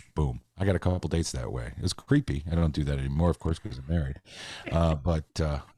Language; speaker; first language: English; native; English